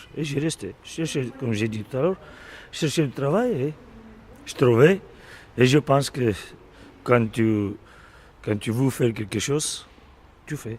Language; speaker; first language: French; non-native, learner; Romanian